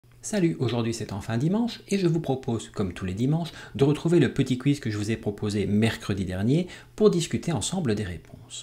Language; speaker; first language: French; native; French